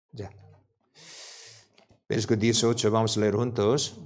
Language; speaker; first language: Spanish; non-native, learner; Korean